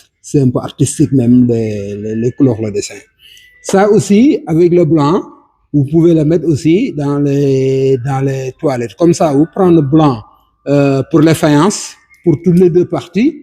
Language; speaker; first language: French; non-native, local second language; Wolof